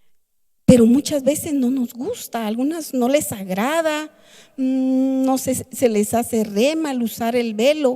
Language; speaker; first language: Spanish; native; Spanish